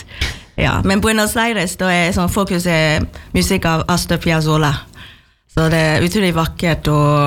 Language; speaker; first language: Swedish; non-native, fluent; Chinese